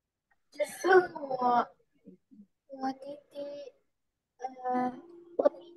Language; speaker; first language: Chinese; non-native, learner; Indonesian